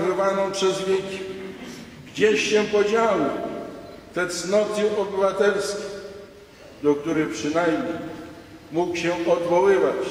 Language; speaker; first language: Polish; native; Polish